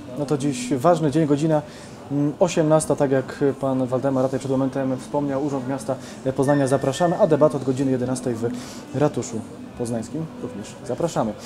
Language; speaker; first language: Polish; native; Polish